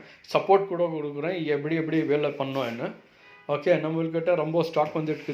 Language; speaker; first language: Tamil; non-native, local second language; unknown